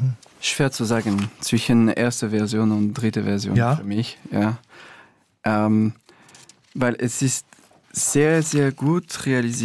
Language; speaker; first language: German; non-native, fluent; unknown